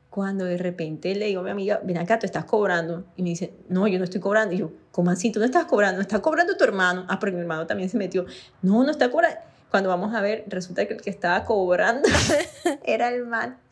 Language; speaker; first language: Spanish; native; Spanish